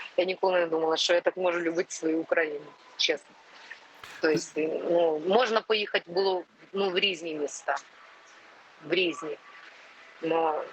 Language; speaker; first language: Ukrainian; non-native, local second language; Russian